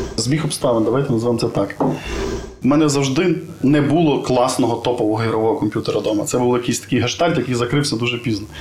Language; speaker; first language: Ukrainian; native; Ukrainian